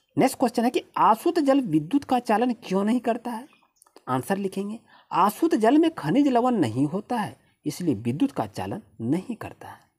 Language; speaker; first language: Hindi; native; Hindi